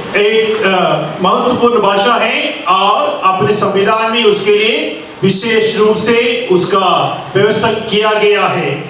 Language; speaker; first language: Hindi; non-native, local second language; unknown